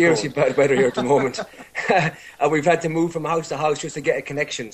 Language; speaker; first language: English; native; English